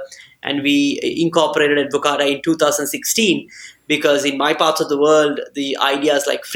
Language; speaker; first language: English; non-native, local second language; Sinhala